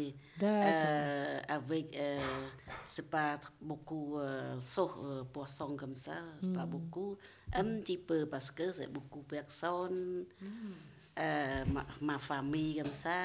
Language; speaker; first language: French; non-native, learner; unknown